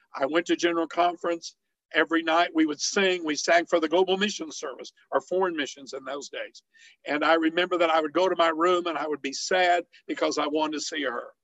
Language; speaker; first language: English; native; English